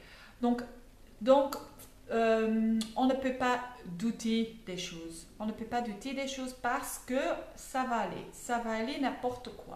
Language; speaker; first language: French; non-native, fluent; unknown